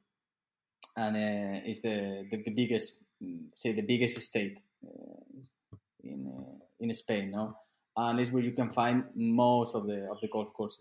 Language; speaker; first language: English; non-native, fluent; Spanish